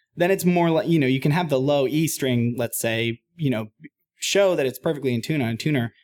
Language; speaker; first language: English; native; English